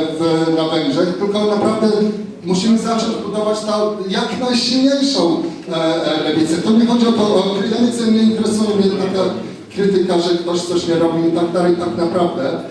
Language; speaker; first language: Polish; non-native, fluent; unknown